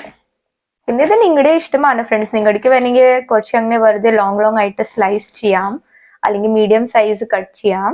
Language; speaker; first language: Malayalam; non-native, fluent; Hindi